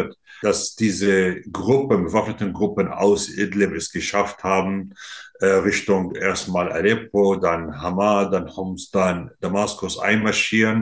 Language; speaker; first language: German; non-native, fluent; Arabic